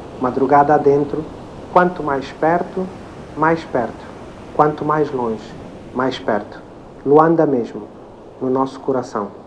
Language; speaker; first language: Portuguese; native; Portuguese